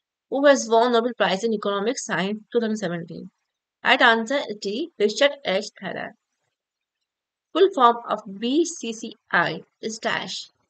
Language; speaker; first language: English; non-native, local second language; Urdu